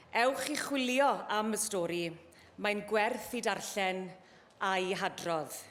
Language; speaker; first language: Welsh; native; Welsh